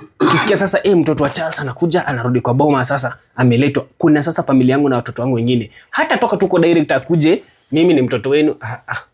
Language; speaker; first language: Swahili; native; Swahili